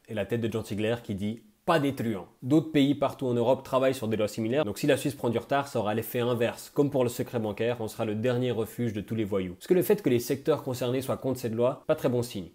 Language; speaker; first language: French; native; French